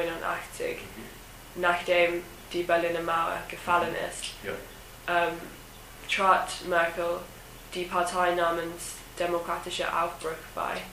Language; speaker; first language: German; non-native, learner; English